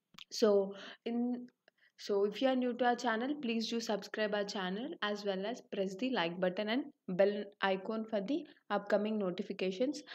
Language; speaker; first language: English; non-native, local second language; Telugu